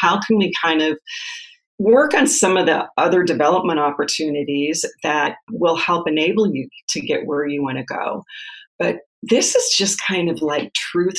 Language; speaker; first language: English; native; English